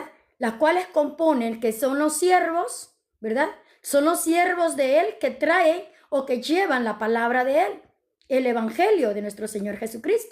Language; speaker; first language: Spanish; native; Spanish